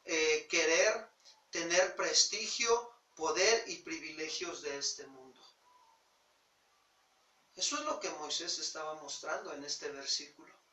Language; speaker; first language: Spanish; native; Spanish